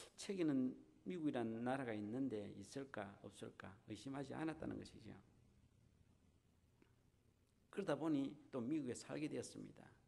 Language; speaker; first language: Korean; native; Korean